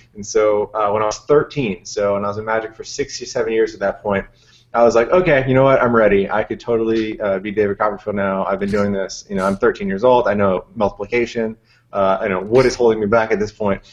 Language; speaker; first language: English; native; English